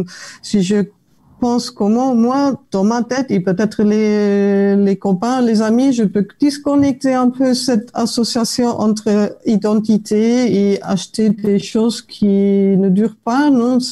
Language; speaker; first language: French; non-native, fluent; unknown